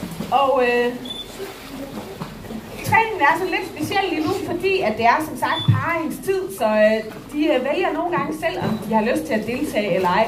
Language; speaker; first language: Danish; native; Danish